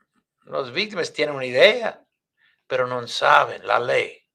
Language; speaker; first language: Spanish; non-native, fluent; English